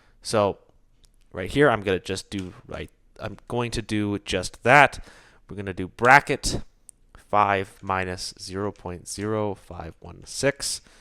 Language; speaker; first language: English; native; English